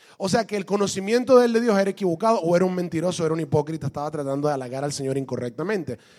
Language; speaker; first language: Spanish; native; Spanish